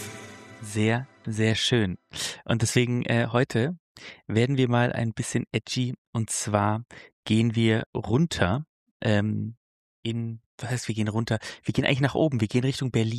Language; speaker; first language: German; native; German